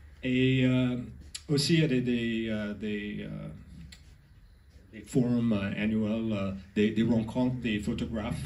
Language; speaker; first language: French; non-native, learner; English